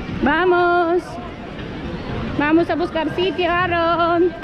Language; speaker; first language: Spanish; non-native, learner; Filipino